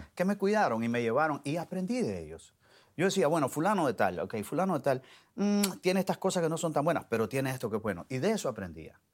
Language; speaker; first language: Spanish; native; Spanish